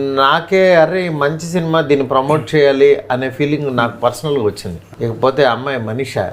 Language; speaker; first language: Telugu; native; Telugu